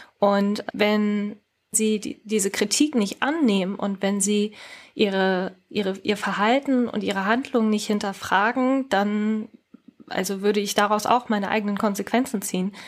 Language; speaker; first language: German; early bilingual, other home language; Japanese